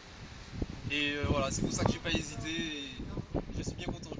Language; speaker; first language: French; native; French